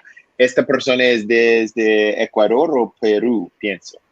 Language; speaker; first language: Spanish; non-native, learner; English